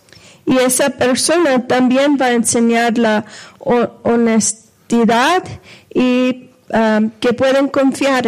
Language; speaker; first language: Spanish; non-native, fluent; English